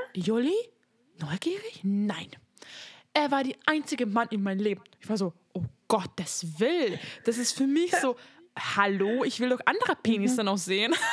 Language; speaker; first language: German; non-native, fluent; Hungarian